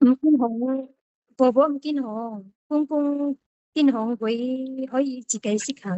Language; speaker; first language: Cantonese; non-native, learner; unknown